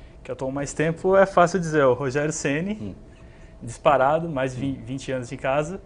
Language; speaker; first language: Portuguese; native; Portuguese